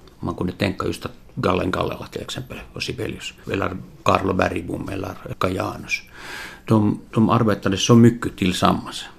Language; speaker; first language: Swedish; non-native, local second language; Finnish